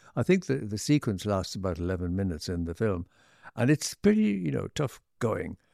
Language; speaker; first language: English; native; English